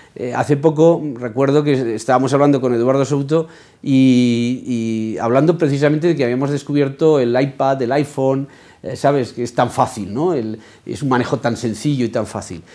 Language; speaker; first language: Spanish; native; Spanish